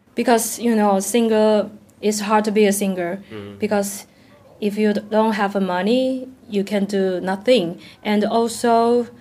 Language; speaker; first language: English; non-native, learner; Chinese